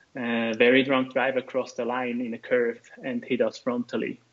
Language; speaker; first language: English; non-native, fluent; German